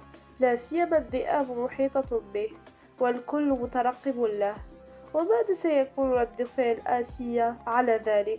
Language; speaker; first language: Arabic; native; Arabic